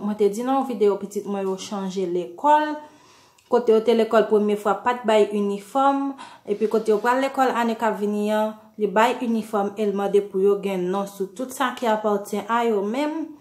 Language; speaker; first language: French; non-native, learner; Haitian Creole